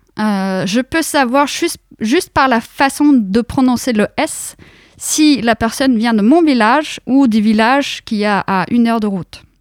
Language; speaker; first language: French; non-native, fluent; Norwegian